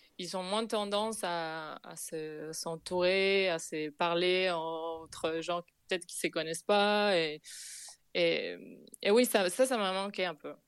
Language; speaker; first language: French; non-native, fluent; Spanish